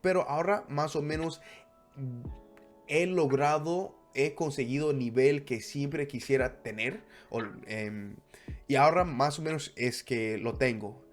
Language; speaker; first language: Spanish; non-native, fluent; English